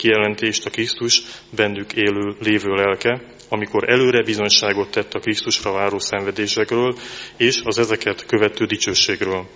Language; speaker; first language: Hungarian; native; Hungarian